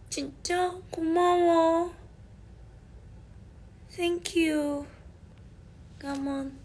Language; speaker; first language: English; non-native, learner; Korean